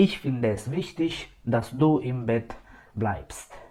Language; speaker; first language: German; non-native, fluent; Macedonian